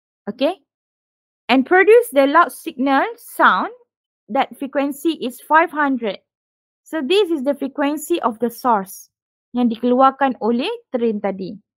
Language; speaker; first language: English; non-native, local second language; Malay